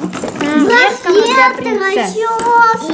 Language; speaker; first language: Russian; native; Russian